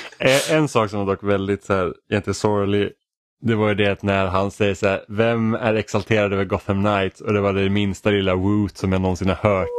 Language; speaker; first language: Swedish; native; Swedish